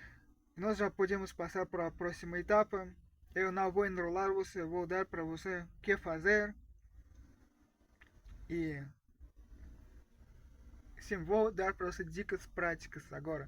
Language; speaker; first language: Portuguese; non-native, fluent; Russian